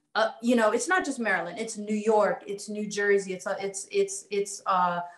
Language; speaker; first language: English; native; English